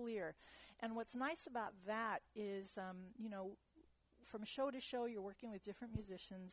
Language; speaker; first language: English; early bilingual, other home language; German